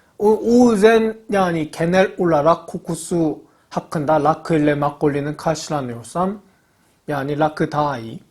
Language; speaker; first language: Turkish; non-native, learner; Korean